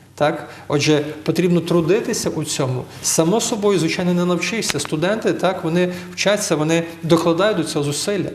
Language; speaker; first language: Ukrainian; native; Ukrainian